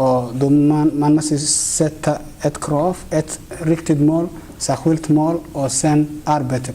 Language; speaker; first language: Swedish; non-native, fluent; Somali